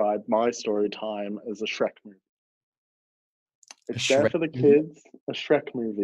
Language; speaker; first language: English; native; English